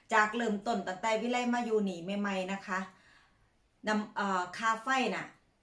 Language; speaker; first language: Thai; native; Thai